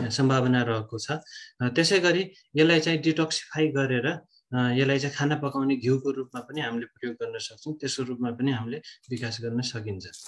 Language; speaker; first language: Nepali; native; Nepali